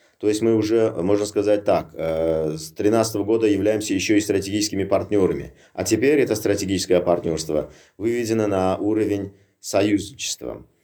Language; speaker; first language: Russian; non-native, local second language; Uzbek